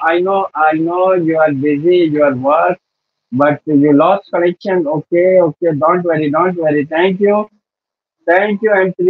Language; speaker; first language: English; non-native, learner; Urdu